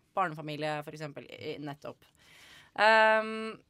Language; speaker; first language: Norwegian; native; Norwegian